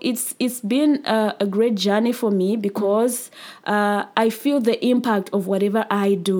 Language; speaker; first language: English; non-native, local second language; Nyanja